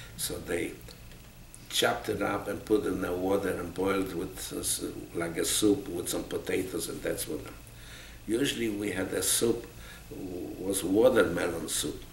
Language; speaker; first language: English; non-native, fluent; Polish